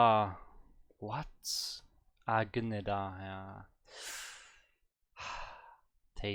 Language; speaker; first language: Korean; non-native, learner; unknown